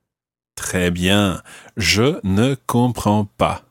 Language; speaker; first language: French; non-native, fluent; English